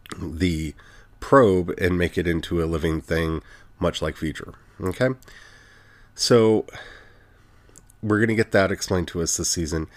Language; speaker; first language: English; native; English